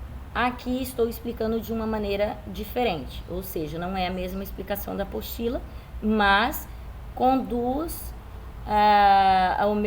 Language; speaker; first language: Portuguese; native; Portuguese